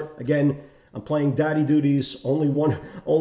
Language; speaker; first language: English; native; English